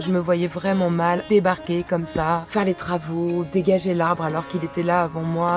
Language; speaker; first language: French; native; French